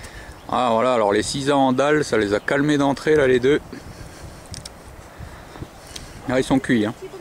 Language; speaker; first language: French; native; French